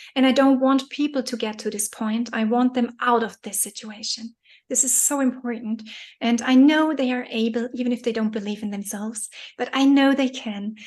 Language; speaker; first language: English; non-native, fluent; German